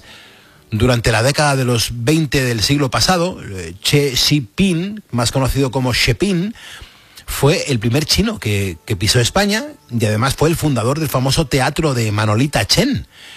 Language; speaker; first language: Spanish; native; Spanish